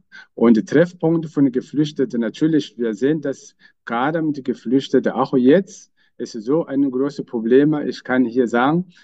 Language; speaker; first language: German; non-native, fluent; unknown